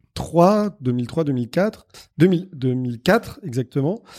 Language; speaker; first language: French; native; French